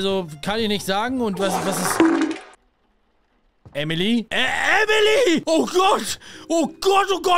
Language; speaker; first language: German; native; German